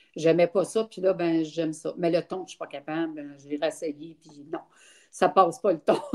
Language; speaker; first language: French; native; French